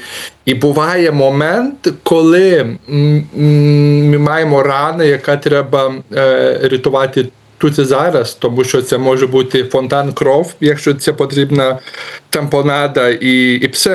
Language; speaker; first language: Ukrainian; non-native, learner; Lithuanian